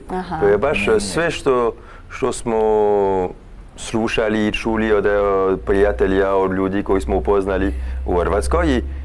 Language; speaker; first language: Croatian; non-native, fluent; French